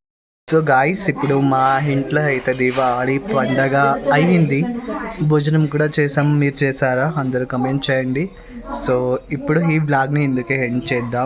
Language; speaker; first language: Telugu; non-native, local second language; Kannada